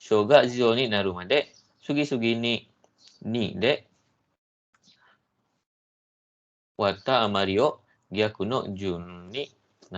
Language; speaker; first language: Japanese; non-native, fluent; Malay